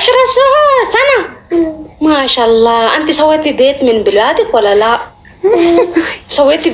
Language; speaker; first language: Arabic; native; Arabic